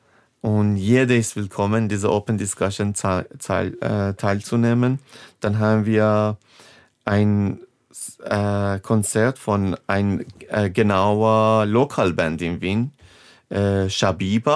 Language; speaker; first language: German; non-native, fluent; Persian